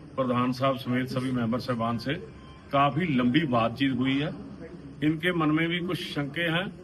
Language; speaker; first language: Hindi; non-native, local second language; Punjabi